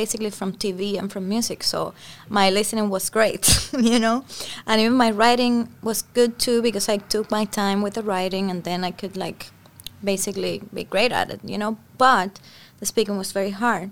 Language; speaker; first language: English; non-native, fluent; Spanish